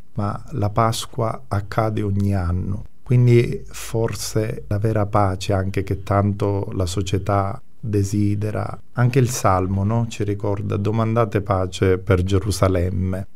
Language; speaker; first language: Italian; native; Italian